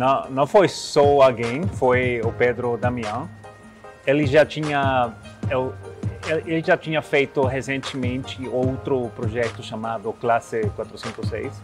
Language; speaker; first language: Portuguese; non-native, learner; Spanish